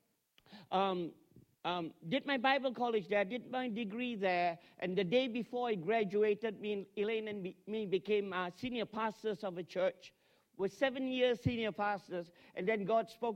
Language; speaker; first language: English; non-native, local second language; Tamil